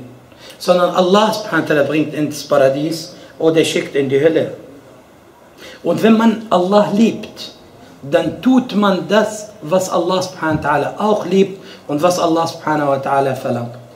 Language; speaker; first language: German; non-native, fluent; Arabic